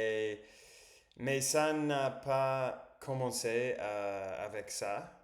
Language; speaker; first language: French; non-native, learner; English